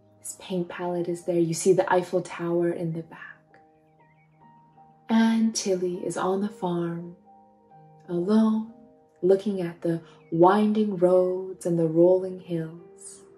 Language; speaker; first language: English; native; English